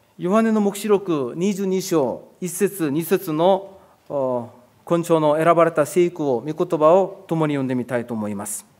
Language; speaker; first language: Japanese; non-native, fluent; Korean